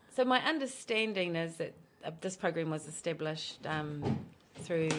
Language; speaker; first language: English; native; English